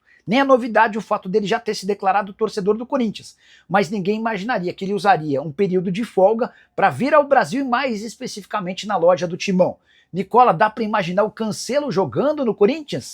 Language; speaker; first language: Portuguese; native; Portuguese